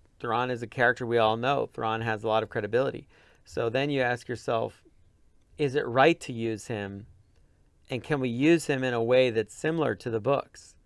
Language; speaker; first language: English; native; English